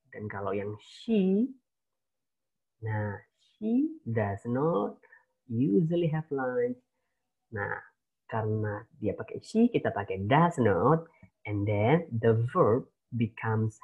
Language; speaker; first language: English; non-native, fluent; Indonesian